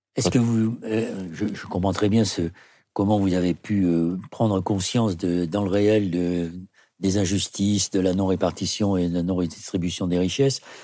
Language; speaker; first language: French; native; French